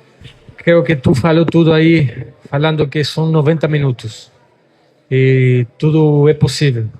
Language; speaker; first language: Portuguese; non-native, fluent; Spanish